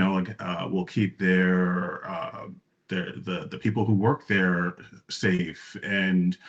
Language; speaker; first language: English; native; English